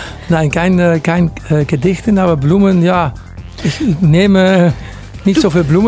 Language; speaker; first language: German; non-native, learner; Dutch